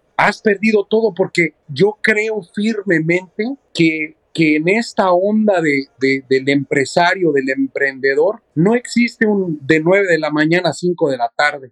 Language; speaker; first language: Spanish; native; Spanish